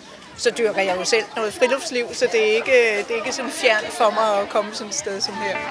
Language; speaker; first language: Danish; native; Danish